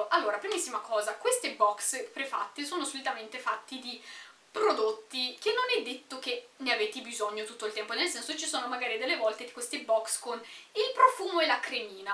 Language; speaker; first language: Italian; native; Italian